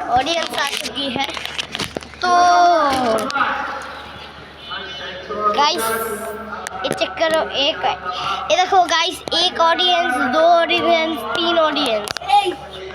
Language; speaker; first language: Hindi; non-native, learner; Bangla